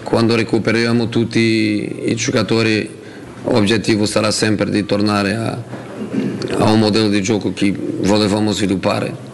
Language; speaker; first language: Italian; non-native, fluent; Portuguese